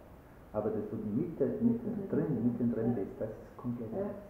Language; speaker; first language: German; non-native, learner; Arabic